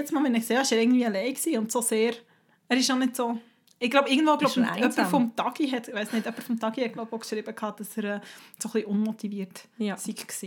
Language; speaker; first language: German; native; German